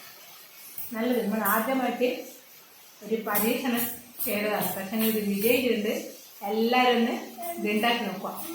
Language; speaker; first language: Malayalam; native; Malayalam